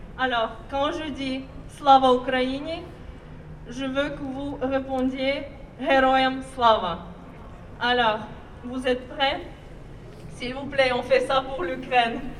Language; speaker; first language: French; non-native, fluent; Ukrainian